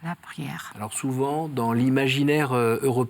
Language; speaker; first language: French; native; French